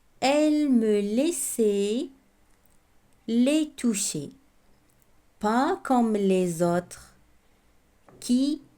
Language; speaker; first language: French; non-native, local second language; Arabic